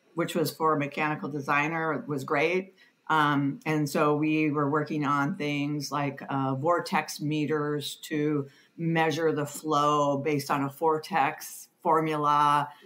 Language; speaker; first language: English; native; English